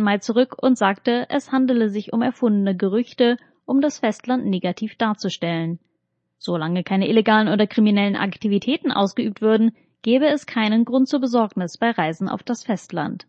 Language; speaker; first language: German; native; German